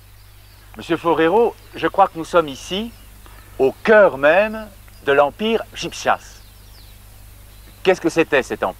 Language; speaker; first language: French; native; French